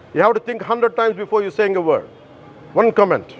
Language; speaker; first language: English; non-native, local second language; Telugu